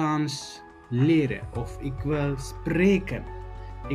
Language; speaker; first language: Dutch; non-native, fluent; Tigrinya